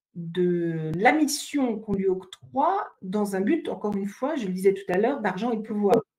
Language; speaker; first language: French; native; French